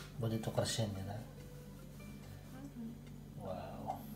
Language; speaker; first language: Russian; non-native, learner; Filipino